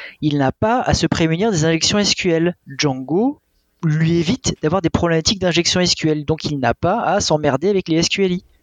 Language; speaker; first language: French; native; French